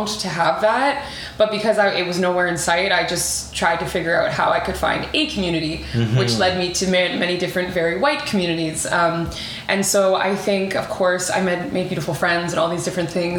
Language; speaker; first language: English; native; English